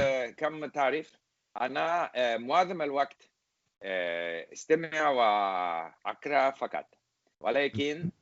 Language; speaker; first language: Arabic; non-native, learner; English